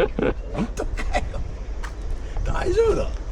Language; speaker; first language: Japanese; native; Japanese